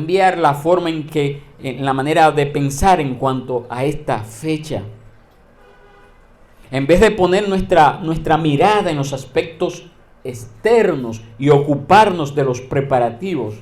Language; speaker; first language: Spanish; native; Spanish